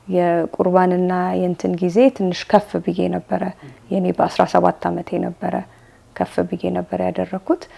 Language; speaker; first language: Amharic; native; Amharic